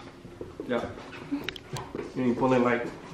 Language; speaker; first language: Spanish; early bilingual, heritage; Spanish